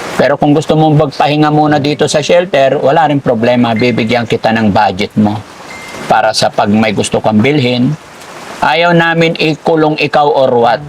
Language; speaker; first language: Filipino; native; Filipino